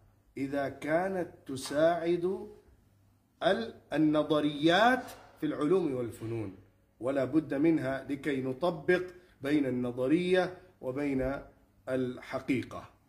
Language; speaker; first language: Arabic; non-native, fluent; Urdu